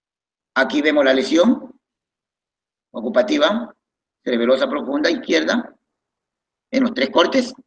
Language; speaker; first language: Spanish; native; Spanish